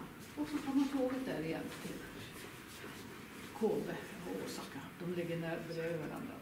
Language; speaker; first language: Swedish; native; Swedish